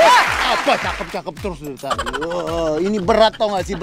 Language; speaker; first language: Indonesian; native; Indonesian